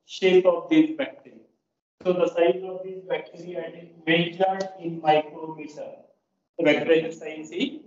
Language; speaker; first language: English; non-native, local second language; Marathi